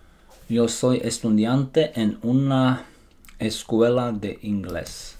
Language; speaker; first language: Spanish; non-native, learner; Slovak